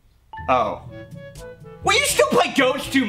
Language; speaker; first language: English; native; English